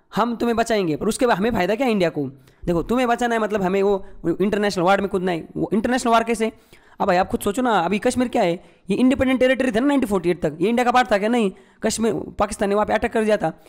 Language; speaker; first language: Hindi; non-native, local second language; Marathi